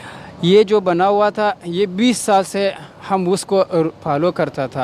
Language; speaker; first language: Hindi; non-native, learner; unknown